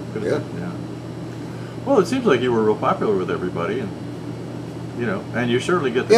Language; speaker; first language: English; native; English